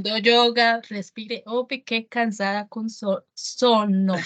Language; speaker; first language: Portuguese; non-native, learner; Spanish